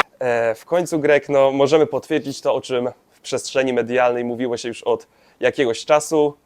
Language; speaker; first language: Polish; native; Polish